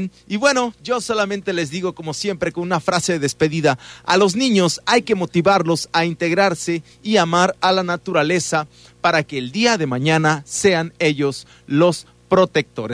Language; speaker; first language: Spanish; native; Spanish